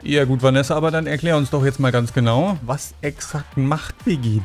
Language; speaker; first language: German; native; German